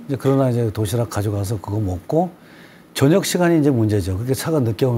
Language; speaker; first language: Korean; native; Korean